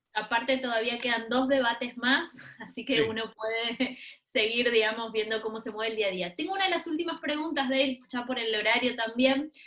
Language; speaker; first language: Spanish; native; Spanish